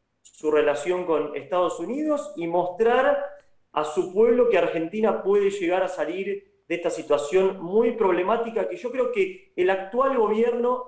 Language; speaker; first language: Spanish; native; Spanish